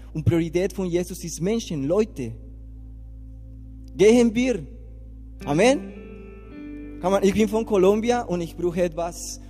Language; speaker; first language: German; non-native, learner; Spanish